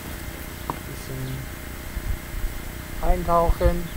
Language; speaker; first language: German; non-native, learner; Italian